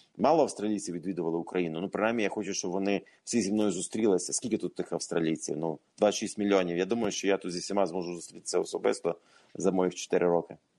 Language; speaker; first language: Ukrainian; native; Ukrainian